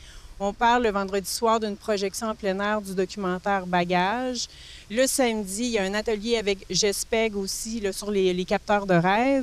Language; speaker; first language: French; native; French